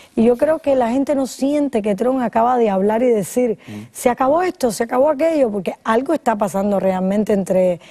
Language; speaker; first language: Spanish; native; Spanish